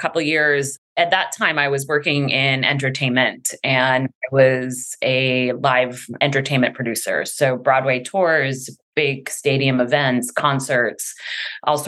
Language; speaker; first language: English; native; English